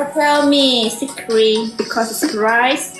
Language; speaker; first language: English; non-native, learner; Thai